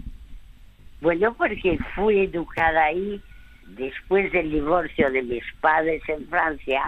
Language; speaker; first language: Spanish; early bilingual, other home language; French